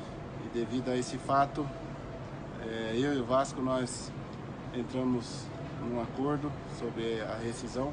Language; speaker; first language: Portuguese; native; Portuguese